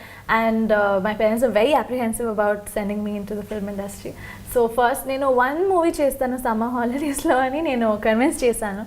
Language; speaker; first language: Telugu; non-native, local second language; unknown